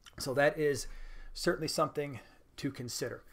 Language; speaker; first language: English; native; English